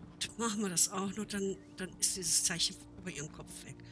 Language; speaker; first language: German; native; German